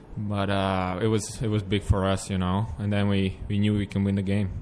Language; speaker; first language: English; non-native, fluent; Latvian